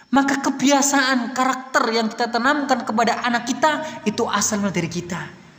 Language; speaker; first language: Indonesian; native; Indonesian